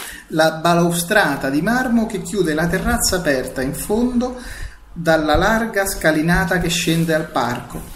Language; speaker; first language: Italian; native; Italian